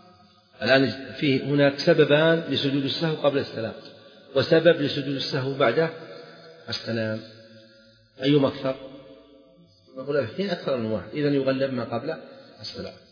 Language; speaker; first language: Arabic; native; Arabic